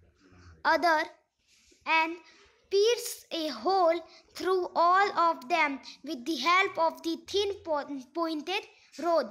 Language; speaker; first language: English; non-native, local second language; Hindi